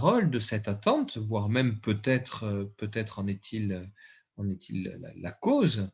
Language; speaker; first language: French; native; French